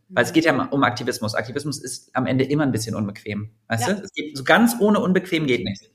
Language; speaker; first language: German; native; German